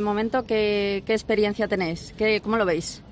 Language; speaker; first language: Spanish; native; Spanish